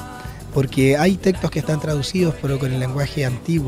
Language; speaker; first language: Spanish; native; Spanish